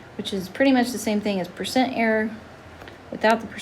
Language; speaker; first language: English; native; English